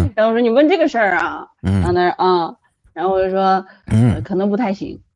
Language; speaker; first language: Chinese; native; Chinese